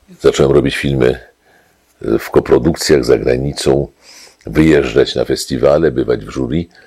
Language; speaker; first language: Polish; native; Polish